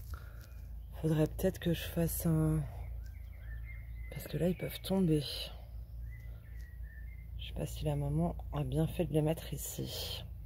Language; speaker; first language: French; native; French